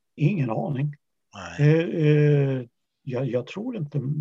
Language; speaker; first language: Swedish; early bilingual, other home language; Yiddish